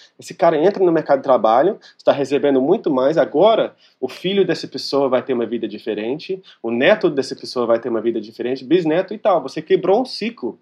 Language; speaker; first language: Portuguese; non-native, fluent; English